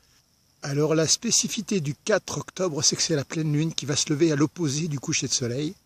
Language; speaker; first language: French; native; French